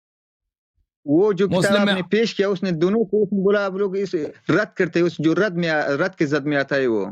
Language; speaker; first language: Urdu; non-native, fluent; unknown